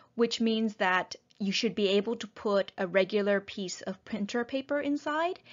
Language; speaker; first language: English; native; English